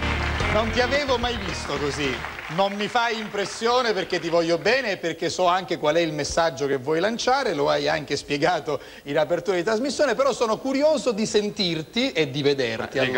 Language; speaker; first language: Italian; native; Italian